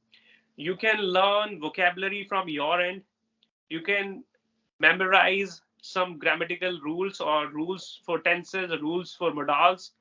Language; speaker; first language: English; non-native, local second language; Hindi